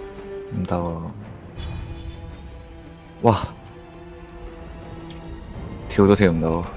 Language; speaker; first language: Chinese; native; Chinese